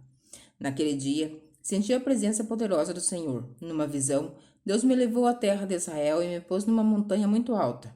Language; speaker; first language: Portuguese; native; Portuguese